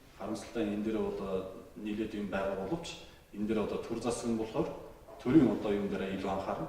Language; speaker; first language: Mongolian; non-native, local second language; Kazakh